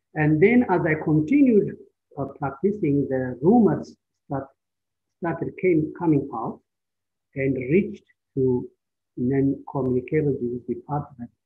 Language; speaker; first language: English; non-native, fluent; Amharic